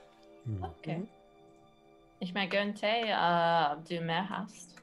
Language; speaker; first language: German; non-native, learner; English